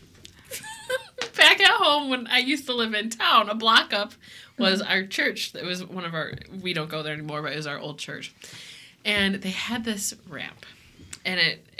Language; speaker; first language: English; native; English